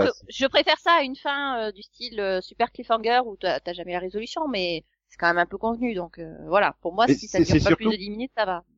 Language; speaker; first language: French; native; French